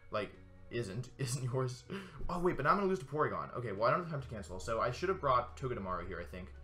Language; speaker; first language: English; native; English